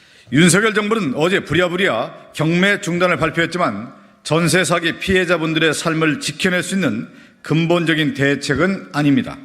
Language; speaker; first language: Korean; native; Korean